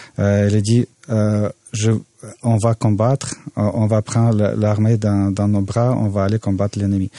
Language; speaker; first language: French; non-native, fluent; Russian